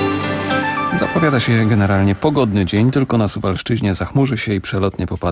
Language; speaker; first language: Polish; native; Polish